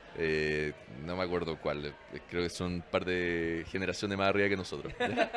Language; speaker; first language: Spanish; non-native, fluent; French